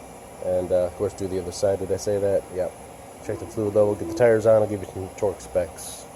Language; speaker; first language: English; native; English